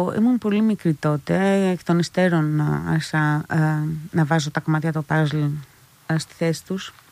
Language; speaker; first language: Greek; non-native, fluent; Albanian